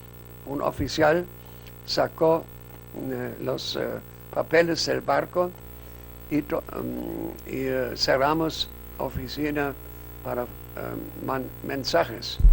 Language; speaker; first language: Spanish; non-native, fluent; German